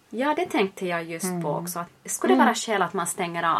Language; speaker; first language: Swedish; native; Swedish